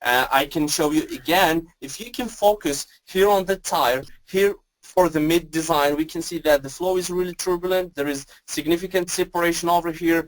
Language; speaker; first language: English; non-native, fluent; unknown